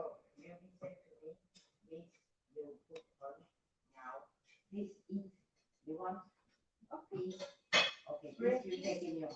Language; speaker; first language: English; non-native, learner; French